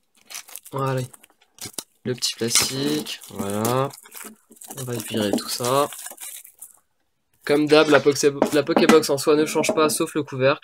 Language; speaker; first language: French; native; French